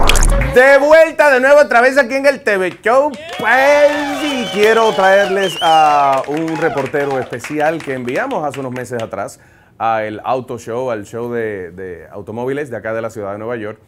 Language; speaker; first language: Spanish; native; Spanish